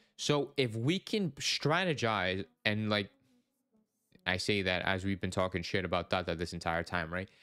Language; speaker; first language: English; native; English